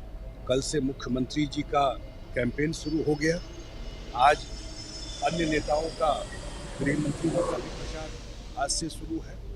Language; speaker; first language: Hindi; native; Hindi